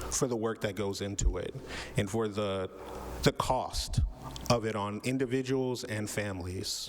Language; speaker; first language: English; native; English